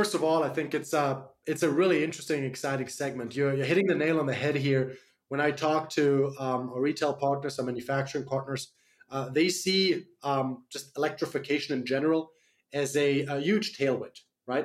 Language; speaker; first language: English; non-native, fluent; German